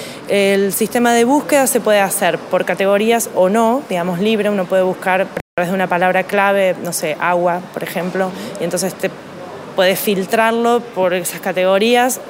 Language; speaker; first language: Spanish; native; Spanish